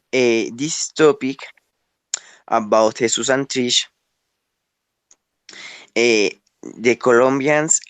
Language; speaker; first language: English; non-native, learner; Spanish